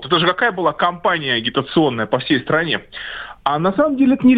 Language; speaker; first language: Russian; native; Russian